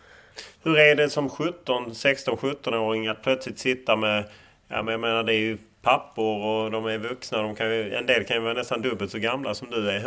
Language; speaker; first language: Swedish; native; Swedish